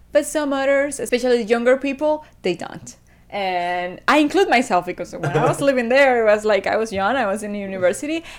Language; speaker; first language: English; non-native, fluent; Spanish